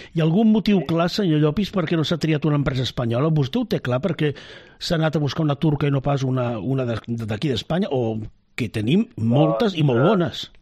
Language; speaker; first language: Catalan; native; Catalan